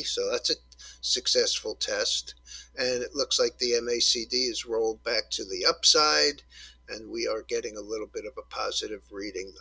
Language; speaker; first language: English; native; English